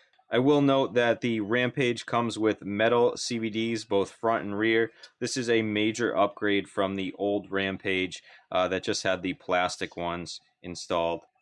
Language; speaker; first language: English; native; English